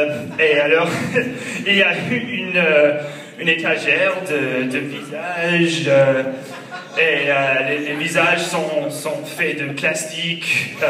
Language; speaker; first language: French; non-native, learner; English